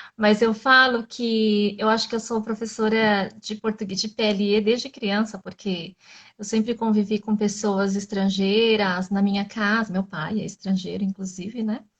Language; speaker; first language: Portuguese; native; Portuguese